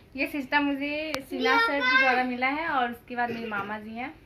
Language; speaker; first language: Hindi; native; Hindi